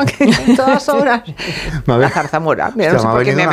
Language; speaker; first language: Spanish; native; Spanish